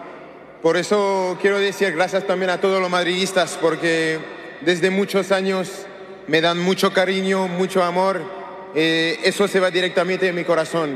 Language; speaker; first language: Spanish; non-native, learner; French